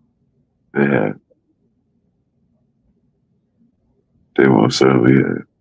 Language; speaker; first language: English; native; English